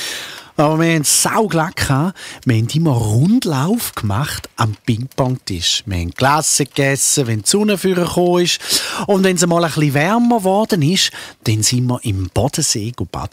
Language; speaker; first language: German; native; German